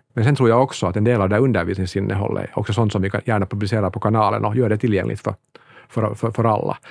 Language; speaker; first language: Swedish; native; Swedish